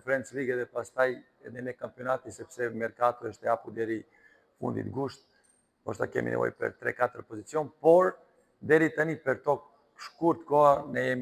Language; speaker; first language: Albanian; non-native, learner; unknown